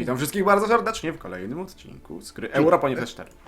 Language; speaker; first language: Polish; native; Polish